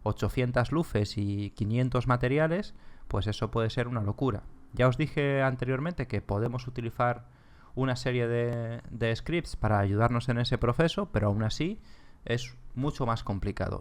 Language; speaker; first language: Spanish; native; Spanish